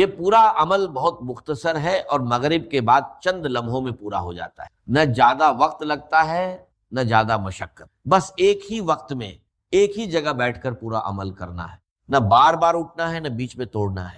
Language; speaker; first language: Urdu; native; Urdu